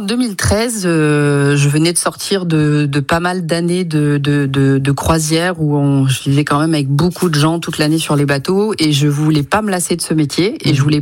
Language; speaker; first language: French; native; French